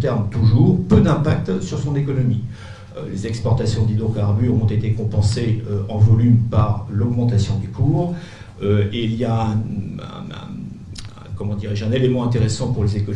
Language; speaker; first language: French; native; French